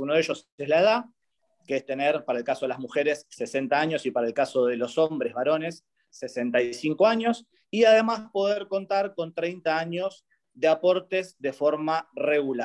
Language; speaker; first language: Spanish; native; Spanish